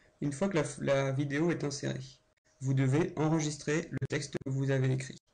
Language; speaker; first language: French; native; French